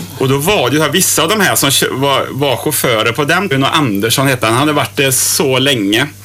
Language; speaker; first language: Swedish; native; Swedish